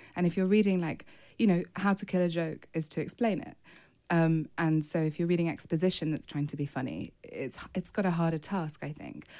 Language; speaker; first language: English; native; English